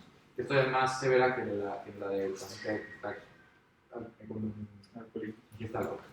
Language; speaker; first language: Spanish; native; Spanish